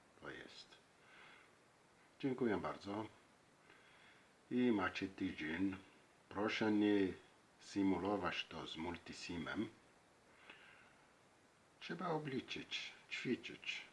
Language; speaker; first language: Polish; non-native, learner; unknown